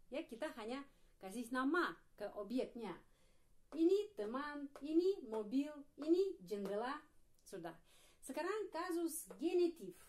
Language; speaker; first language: Indonesian; non-native, fluent; Russian